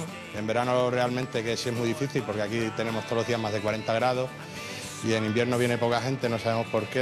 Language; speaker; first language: Spanish; native; Spanish